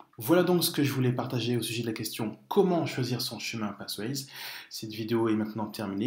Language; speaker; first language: French; native; French